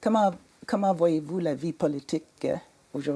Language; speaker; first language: French; native; French